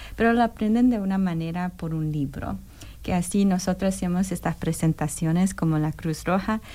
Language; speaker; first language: Spanish; early bilingual, heritage; Spanish